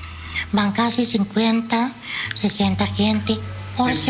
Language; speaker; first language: Spanish; non-native, fluent; Dutch